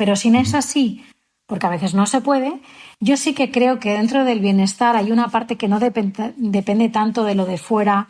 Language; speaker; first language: Spanish; native; Spanish